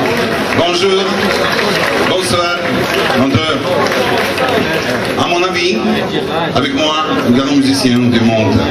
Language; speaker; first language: French; non-native, learner; Russian